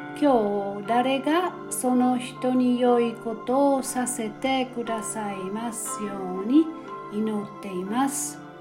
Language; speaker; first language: Japanese; non-native, fluent; German